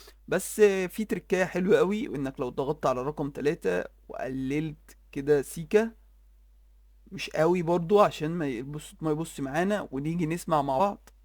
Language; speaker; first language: Arabic; native; Arabic